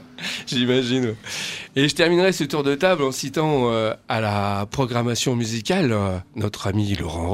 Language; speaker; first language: French; native; French